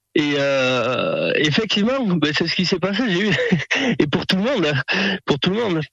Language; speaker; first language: French; native; French